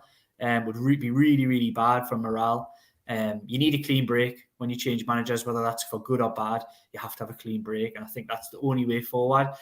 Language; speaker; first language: English; native; English